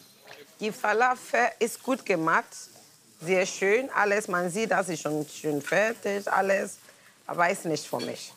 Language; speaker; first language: German; non-native, learner; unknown